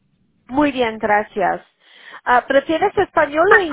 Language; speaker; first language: Spanish; early bilingual, heritage; Spanish